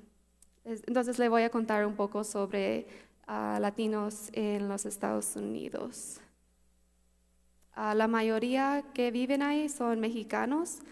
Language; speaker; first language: Spanish; early bilingual, heritage; Spanish